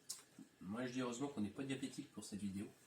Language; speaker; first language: French; native; French